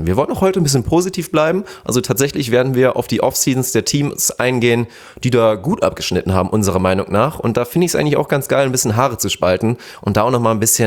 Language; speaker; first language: German; native; German